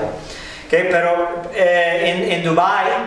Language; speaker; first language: Spanish; non-native, fluent; English